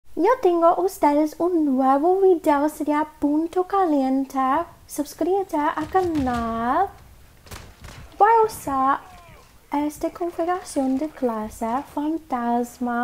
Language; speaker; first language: Spanish; non-native, learner; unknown